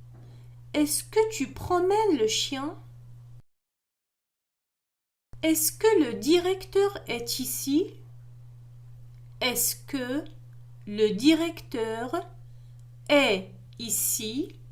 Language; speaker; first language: French; non-native, local second language; Arabic